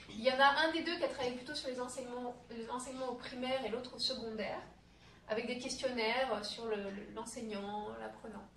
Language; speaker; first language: French; native; French